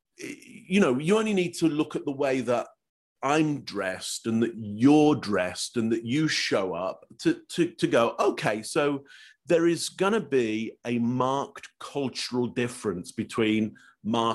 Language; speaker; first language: English; native; English